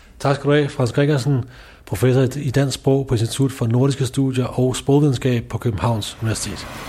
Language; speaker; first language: Danish; native; Danish